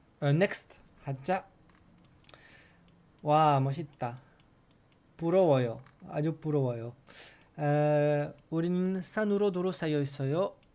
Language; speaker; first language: Korean; non-native, learner; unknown